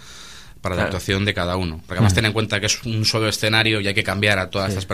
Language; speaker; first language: Spanish; native; Spanish